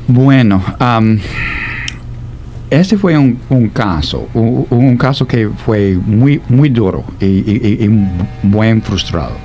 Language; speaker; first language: Spanish; non-native, fluent; English